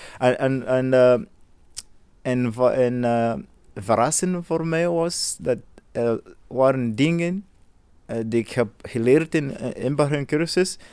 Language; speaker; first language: Dutch; non-native, learner; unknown